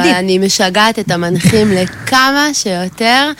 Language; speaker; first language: Hebrew; native; Hebrew